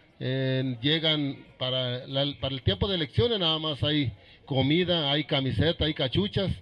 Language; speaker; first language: Spanish; non-native, local second language; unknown